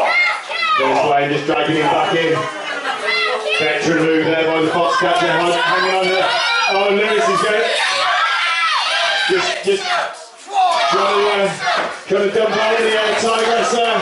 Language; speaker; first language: English; native; English